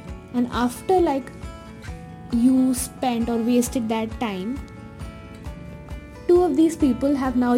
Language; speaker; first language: English; non-native, local second language; Hindi